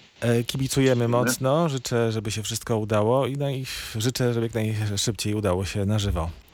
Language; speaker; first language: Polish; native; Polish